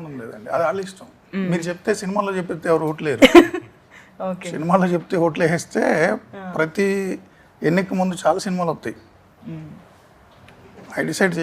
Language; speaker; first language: Telugu; native; Telugu